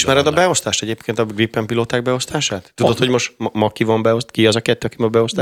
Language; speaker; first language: Hungarian; native; Hungarian